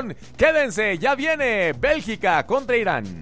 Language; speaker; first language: Spanish; native; Spanish